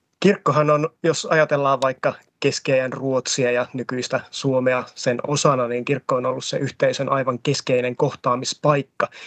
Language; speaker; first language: Finnish; native; Finnish